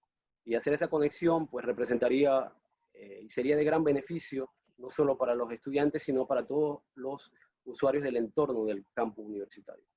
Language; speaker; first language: Spanish; native; Spanish